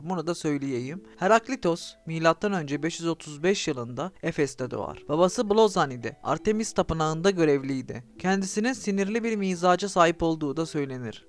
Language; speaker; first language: Turkish; native; Turkish